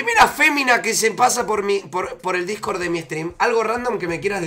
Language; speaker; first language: Spanish; native; Spanish